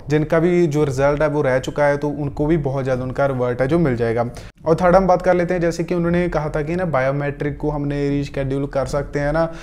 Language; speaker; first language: Hindi; non-native, local second language; Punjabi